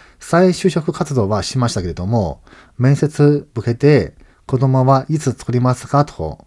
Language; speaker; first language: Japanese; non-native, fluent; Chinese